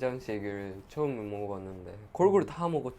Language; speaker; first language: Korean; non-native, learner; Japanese